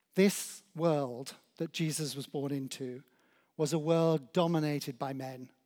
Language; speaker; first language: English; native; English